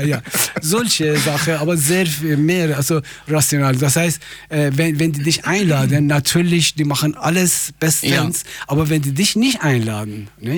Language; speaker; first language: German; non-native, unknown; Persian